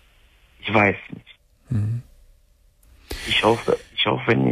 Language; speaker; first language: German; non-native, fluent; Arabic